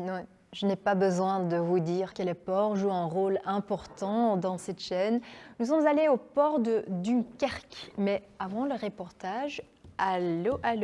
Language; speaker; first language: French; non-native, local second language; Dutch